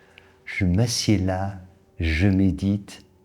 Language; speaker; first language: French; native; French